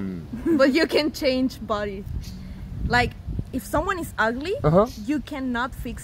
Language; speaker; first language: English; non-native, fluent; Spanish